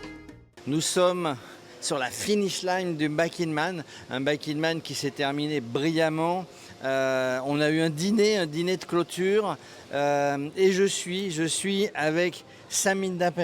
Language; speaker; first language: French; native; French